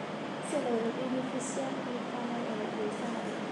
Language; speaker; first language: French; non-native, learner; Khmer